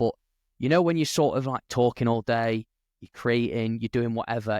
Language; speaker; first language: English; native; English